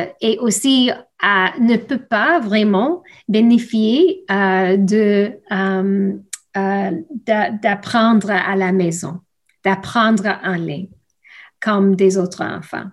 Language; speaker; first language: French; non-native, learner; English